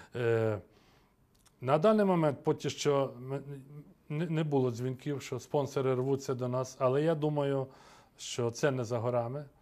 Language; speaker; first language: Ukrainian; native; Ukrainian